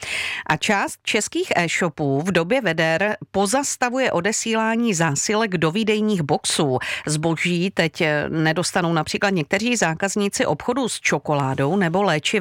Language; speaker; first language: Czech; native; Czech